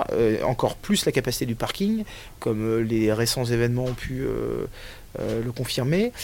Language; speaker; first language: French; native; French